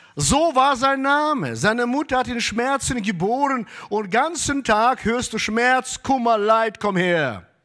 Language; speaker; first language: German; early bilingual, heritage; German